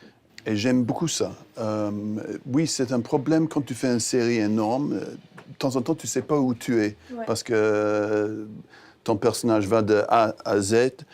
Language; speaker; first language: French; non-native, fluent; English